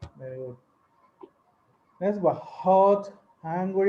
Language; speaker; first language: English; non-native, learner; Spanish